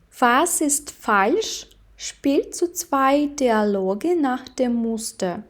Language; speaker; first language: German; non-native, fluent; Ukrainian